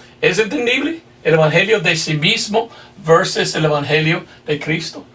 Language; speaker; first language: Spanish; non-native, fluent; English